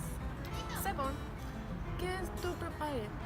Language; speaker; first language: French; non-native, learner; Spanish